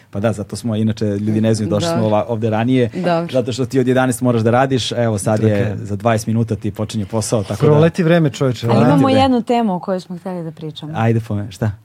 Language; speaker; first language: Serbian; native; Serbian